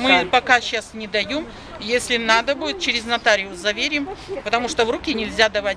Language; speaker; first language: Russian; native; Russian